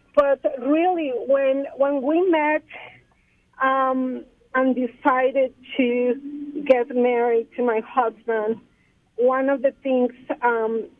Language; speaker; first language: English; non-native, fluent; Spanish